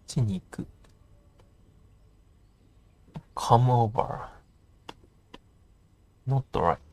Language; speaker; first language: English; non-native, learner; Japanese